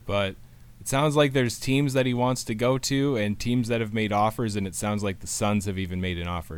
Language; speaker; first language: English; native; English